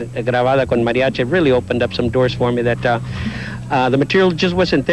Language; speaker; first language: English; early bilingual, other home language; Spanish